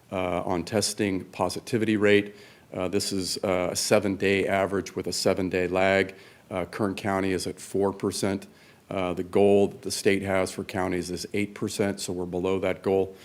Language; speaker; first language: English; native; English